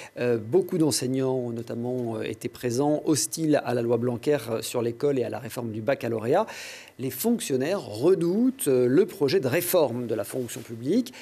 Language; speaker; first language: French; native; French